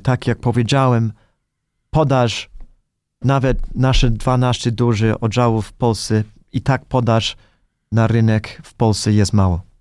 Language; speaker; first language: Polish; non-native, fluent; English